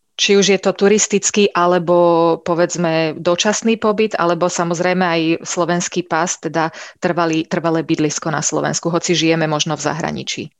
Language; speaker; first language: Slovak; native; Slovak